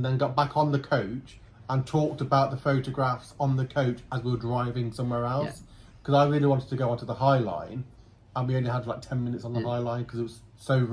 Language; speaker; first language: English; native; English